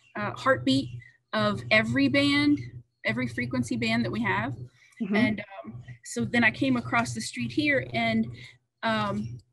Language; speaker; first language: English; native; English